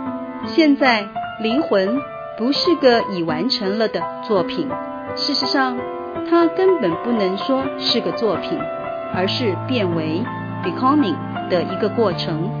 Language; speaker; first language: Chinese; native; Chinese